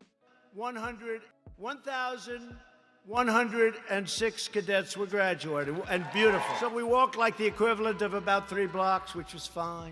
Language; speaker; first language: English; native; English